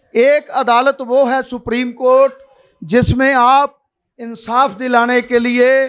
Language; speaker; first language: Hindi; non-native, local second language; Punjabi